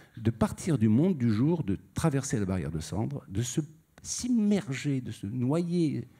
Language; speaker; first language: French; native; French